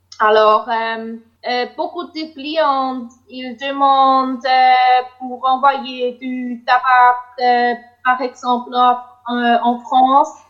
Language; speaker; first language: French; non-native, local second language; German